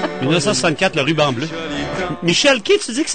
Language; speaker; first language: French; native; French